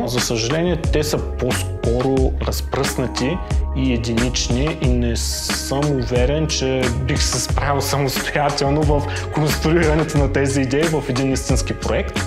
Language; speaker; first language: Bulgarian; native; Bulgarian